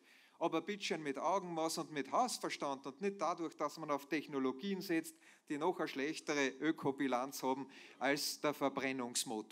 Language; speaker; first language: German; native; German